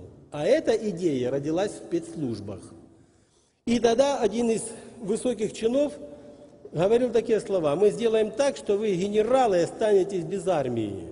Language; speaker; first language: Russian; native; Russian